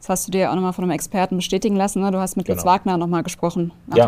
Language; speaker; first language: German; native; German